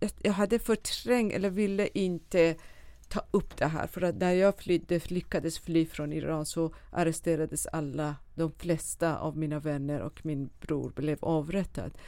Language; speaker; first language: Swedish; non-native, fluent; Persian